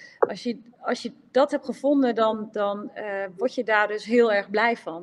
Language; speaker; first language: Dutch; native; Dutch